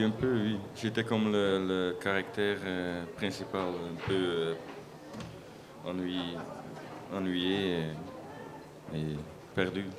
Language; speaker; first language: French; non-native, local second language; Dutch